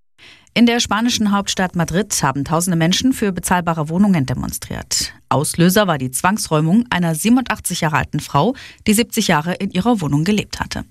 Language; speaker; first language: German; native; German